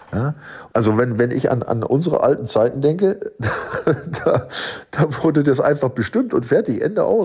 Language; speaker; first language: German; native; German